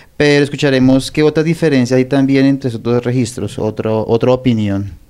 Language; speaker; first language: Spanish; native; Spanish